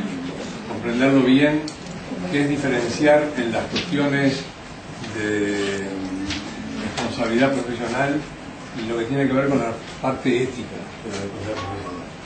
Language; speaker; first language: Spanish; native; Spanish